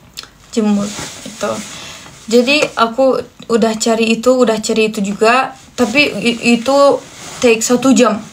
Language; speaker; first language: Indonesian; non-native, fluent; Turkish